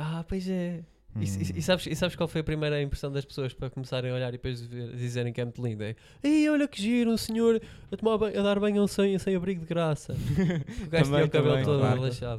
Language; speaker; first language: Portuguese; native; Portuguese